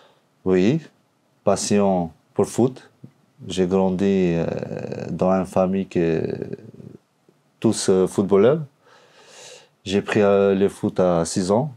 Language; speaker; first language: French; non-native, learner; Albanian